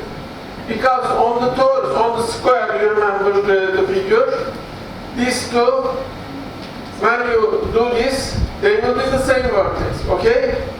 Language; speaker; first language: English; non-native, fluent; Turkish